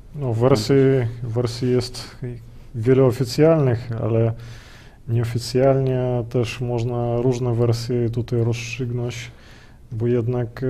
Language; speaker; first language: Polish; non-native, fluent; Belarusian